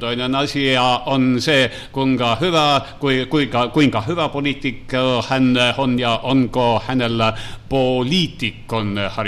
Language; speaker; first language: Finnish; non-native, learner; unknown